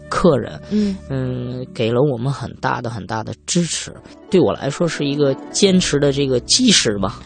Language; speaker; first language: Chinese; native; Chinese